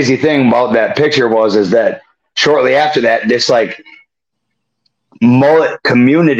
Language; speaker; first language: English; native; English